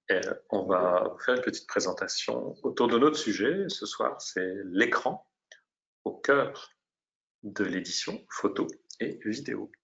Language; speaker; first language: French; native; French